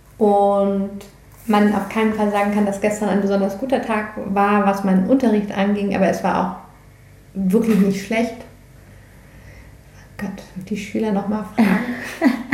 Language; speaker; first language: German; native; German